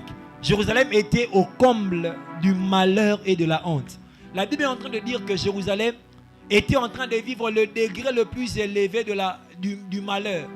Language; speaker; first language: French; non-native, local second language; Lingala